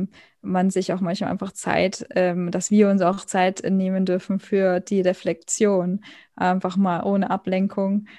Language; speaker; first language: German; native; German